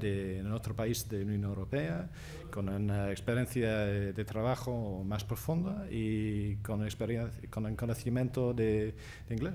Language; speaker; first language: Spanish; non-native, fluent; English